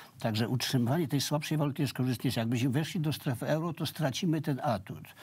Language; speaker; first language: Polish; native; Polish